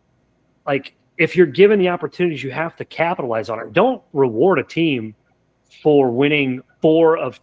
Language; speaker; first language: English; native; English